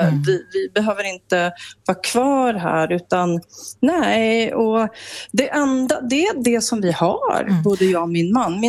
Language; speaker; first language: Swedish; native; Swedish